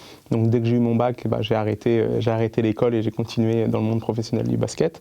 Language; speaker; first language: French; native; French